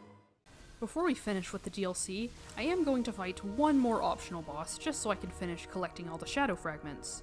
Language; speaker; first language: English; native; English